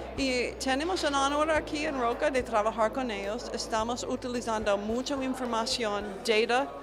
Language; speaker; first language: Spanish; non-native, fluent; English